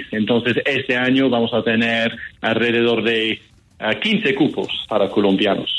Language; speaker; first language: Spanish; non-native, fluent; English